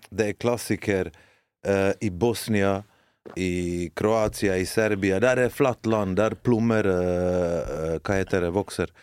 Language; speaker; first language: Norwegian; early bilingual, other home language; Bosnian